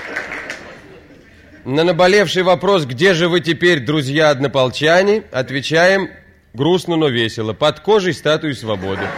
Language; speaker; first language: Russian; native; Russian